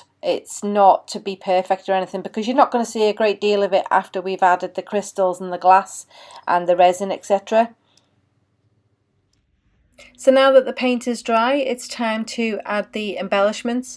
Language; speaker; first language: English; native; English